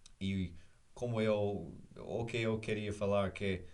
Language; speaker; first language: Portuguese; non-native, learner; English